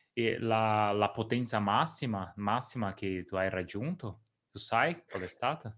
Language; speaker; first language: Italian; non-native, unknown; Portuguese